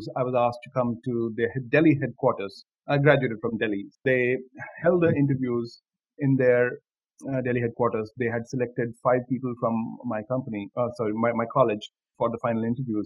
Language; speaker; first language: English; non-native, local second language; Hindi